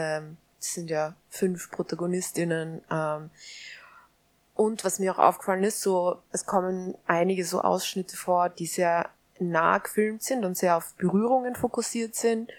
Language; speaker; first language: German; native; German